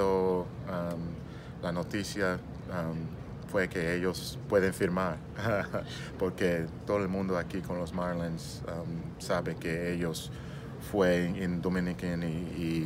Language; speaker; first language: Spanish; non-native, learner; English